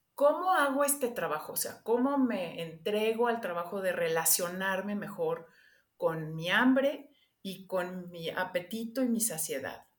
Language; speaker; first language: Spanish; non-native, local second language; English